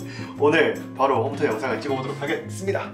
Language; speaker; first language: Korean; native; Korean